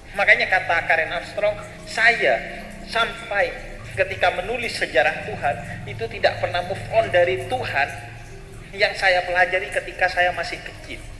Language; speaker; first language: Indonesian; non-native, local second language; Madurese